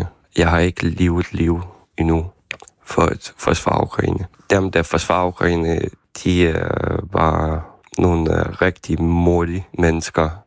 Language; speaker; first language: Danish; non-native, fluent; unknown